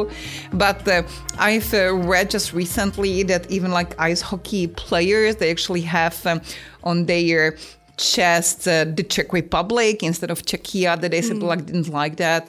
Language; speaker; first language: English; non-native, fluent; Czech